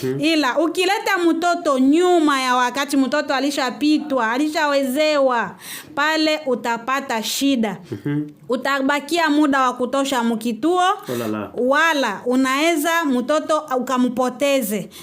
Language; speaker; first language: Swahili; native; Swahili